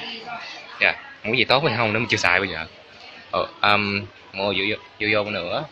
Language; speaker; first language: Vietnamese; early bilingual, heritage; Vietnamese